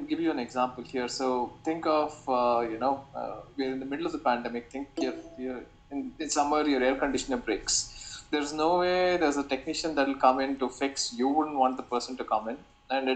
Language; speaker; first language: English; non-native, local second language; Kannada